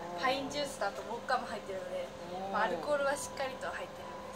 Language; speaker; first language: Japanese; native; Japanese